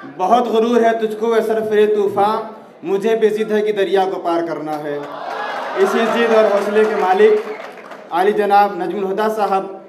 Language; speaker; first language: Urdu; native; Urdu